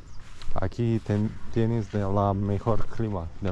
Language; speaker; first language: Spanish; non-native, learner; Romanian